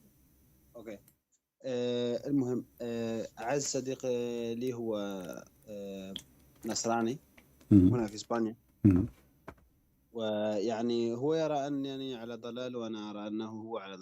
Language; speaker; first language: Arabic; native; Arabic